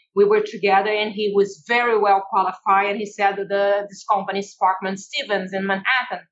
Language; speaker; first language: English; non-native, fluent; Portuguese